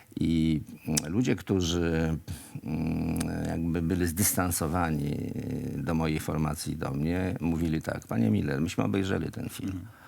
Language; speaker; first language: Polish; native; Polish